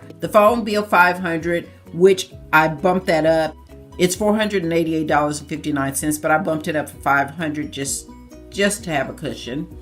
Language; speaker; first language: English; native; English